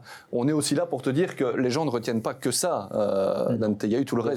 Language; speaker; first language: French; native; French